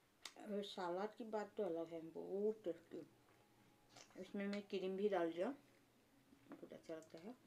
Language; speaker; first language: Hindi; non-native, local second language; Assamese